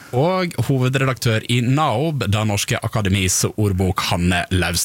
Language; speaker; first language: Norwegian; native; Norwegian